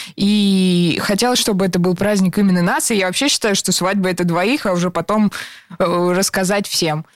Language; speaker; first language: Russian; native; Russian